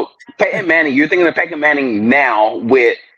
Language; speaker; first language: English; native; English